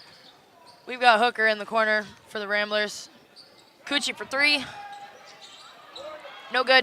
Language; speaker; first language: English; native; English